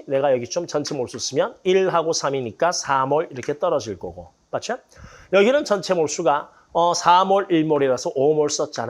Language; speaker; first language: Korean; native; Korean